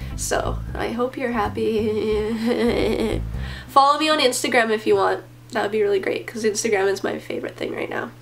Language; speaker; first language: English; native; English